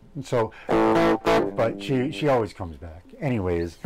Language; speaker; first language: English; native; English